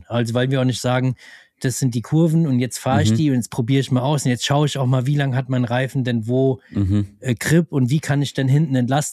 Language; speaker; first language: German; native; German